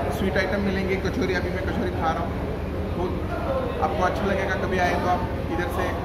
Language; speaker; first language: Hindi; native; Hindi